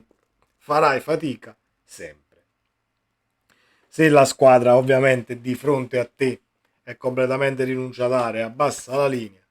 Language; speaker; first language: Italian; native; Italian